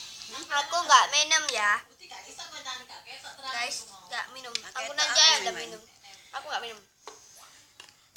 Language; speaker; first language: Indonesian; non-native, local second language; Javanese